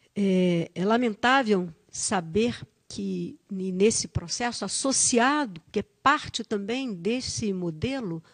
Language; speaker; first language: Portuguese; native; Portuguese